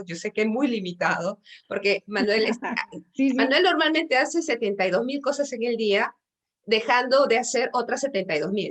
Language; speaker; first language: Spanish; native; Spanish